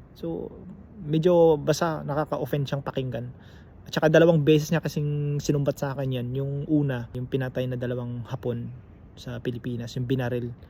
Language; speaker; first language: Filipino; native; Filipino